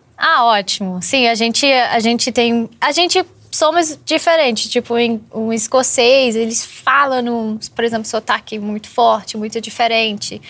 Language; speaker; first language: Portuguese; non-native, fluent; English